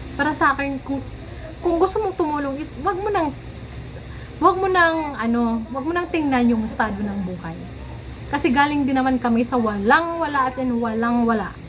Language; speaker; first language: Filipino; non-native, local second language; Cebuano